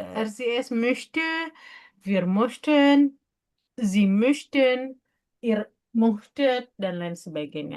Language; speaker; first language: German; non-native, fluent; Indonesian